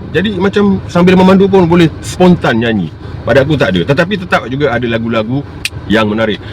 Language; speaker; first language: Malay; native; Malay